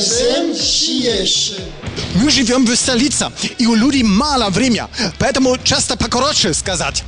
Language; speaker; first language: Russian; non-native, learner; German